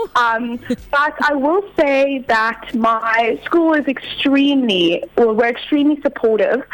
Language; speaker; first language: English; native; English